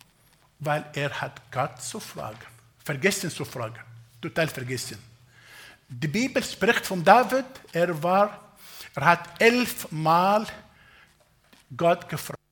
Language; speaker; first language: German; non-native, fluent; Arabic